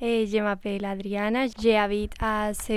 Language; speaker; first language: French; non-native, learner; Spanish